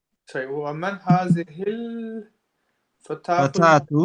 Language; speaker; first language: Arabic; non-native, learner; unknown